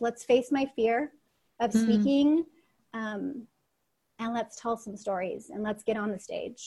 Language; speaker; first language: English; early bilingual, other home language; Russian